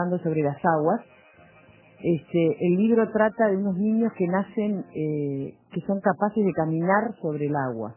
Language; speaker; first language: Spanish; native; Spanish